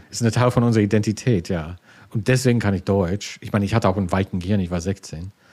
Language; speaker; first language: German; non-native, fluent; English